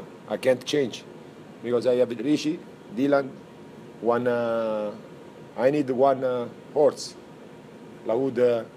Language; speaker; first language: English; non-native, fluent; Italian